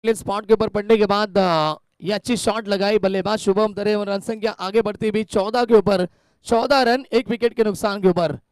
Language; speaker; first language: Hindi; non-native, local second language; Marathi